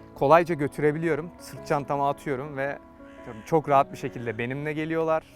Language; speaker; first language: Turkish; native; Turkish